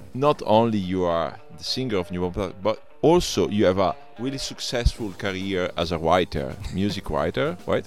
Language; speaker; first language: English; non-native, fluent; Italian